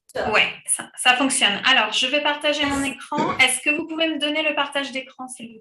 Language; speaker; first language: French; native; French